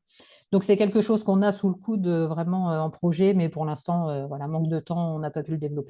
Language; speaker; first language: French; native; French